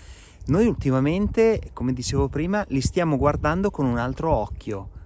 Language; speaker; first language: Italian; native; Italian